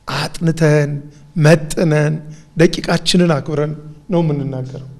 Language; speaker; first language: Amharic; native; Amharic